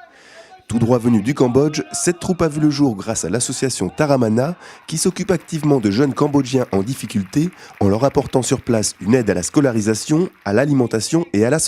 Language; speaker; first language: French; native; French